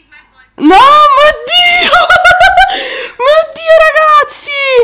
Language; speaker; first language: Italian; native; Italian